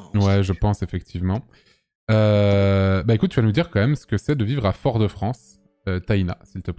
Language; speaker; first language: French; native; French